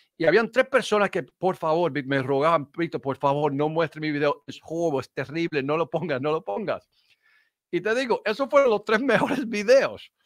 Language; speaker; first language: Spanish; early bilingual, heritage; Spanish